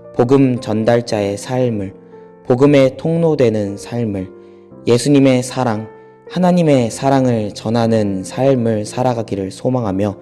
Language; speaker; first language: Korean; native; Korean